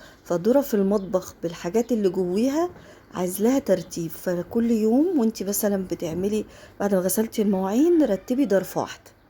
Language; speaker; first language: Arabic; native; Arabic